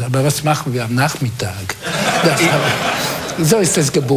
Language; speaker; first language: German; non-native, fluent; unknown